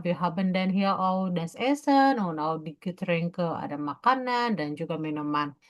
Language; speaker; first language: German; non-native, fluent; Indonesian